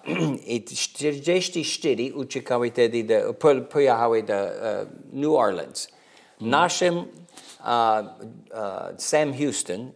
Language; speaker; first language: Polish; early bilingual, heritage; English